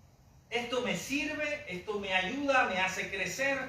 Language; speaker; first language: Spanish; native; Spanish